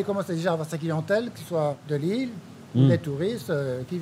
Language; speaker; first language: French; native; French